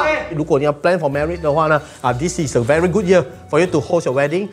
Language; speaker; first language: English; non-native, local second language; Chinese